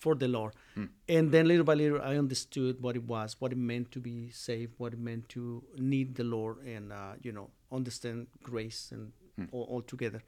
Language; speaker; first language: English; non-native, fluent; Spanish